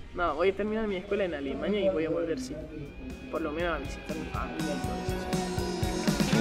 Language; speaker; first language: Spanish; non-native, learner; German